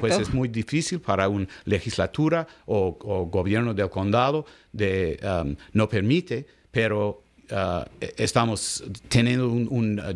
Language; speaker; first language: Spanish; non-native, learner; English